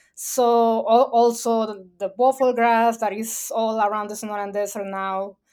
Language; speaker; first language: English; non-native, fluent; Spanish